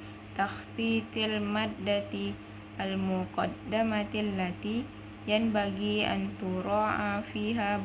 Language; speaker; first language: Arabic; non-native, learner; Indonesian